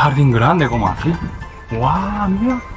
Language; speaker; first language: Spanish; non-native, learner; Japanese